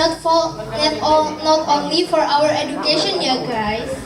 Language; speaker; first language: English; non-native, learner; Indonesian